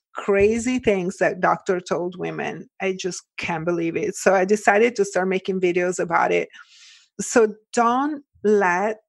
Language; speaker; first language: English; early bilingual, other home language; Italian